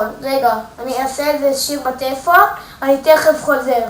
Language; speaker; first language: Hebrew; native; Hebrew